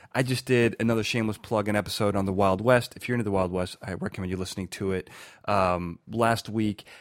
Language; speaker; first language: English; native; English